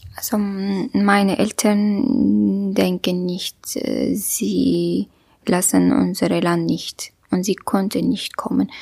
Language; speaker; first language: German; non-native, learner; Kurdish